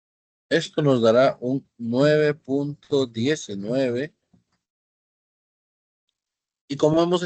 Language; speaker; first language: Spanish; native; Spanish